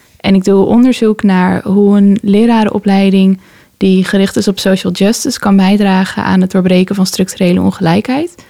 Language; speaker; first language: Dutch; early bilingual, other home language; Persian